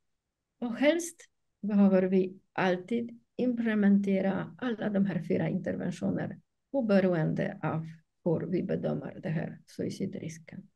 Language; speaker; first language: Swedish; non-native, fluent; Polish